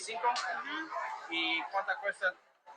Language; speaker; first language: Spanish; non-native, learner; English